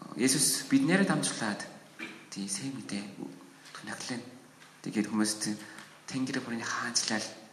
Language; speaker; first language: Mongolian; non-native, learner; Korean